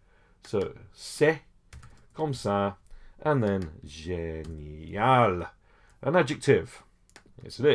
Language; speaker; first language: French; non-native, fluent; English